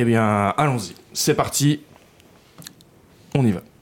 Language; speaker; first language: French; native; French